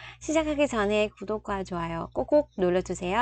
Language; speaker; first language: Korean; non-native, fluent; Vietnamese